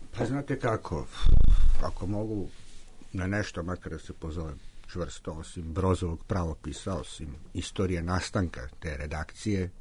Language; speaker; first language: Serbian; native; Serbian